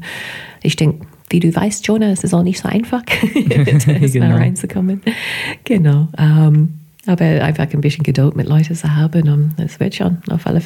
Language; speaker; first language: German; non-native, fluent; English